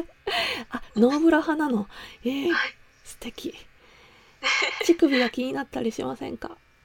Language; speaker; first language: Japanese; native; Japanese